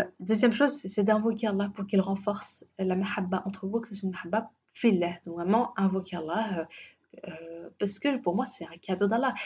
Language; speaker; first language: French; early bilingual, other home language; Arabic